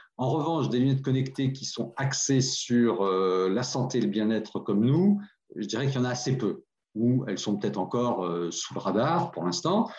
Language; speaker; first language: French; native; French